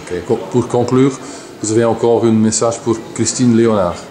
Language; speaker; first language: French; non-native, local second language; Dutch